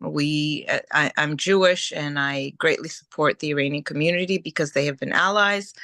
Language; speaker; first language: English; early bilingual, other home language; Ukrainian